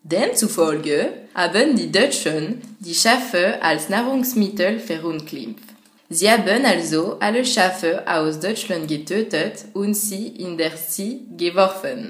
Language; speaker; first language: German; non-native, learner; French